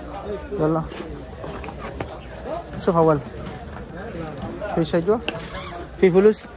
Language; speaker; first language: Arabic; non-native, learner; Indonesian